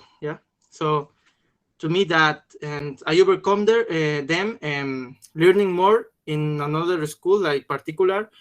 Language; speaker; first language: English; non-native, learner; Spanish